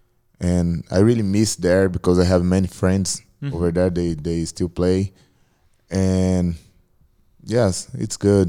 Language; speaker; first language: English; non-native, learner; Portuguese